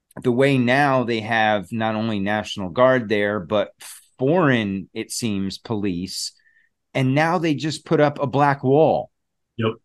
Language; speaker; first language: English; native; English